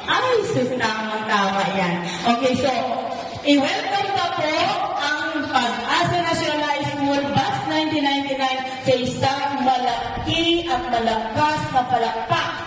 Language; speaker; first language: Filipino; non-native, local second language; Bikol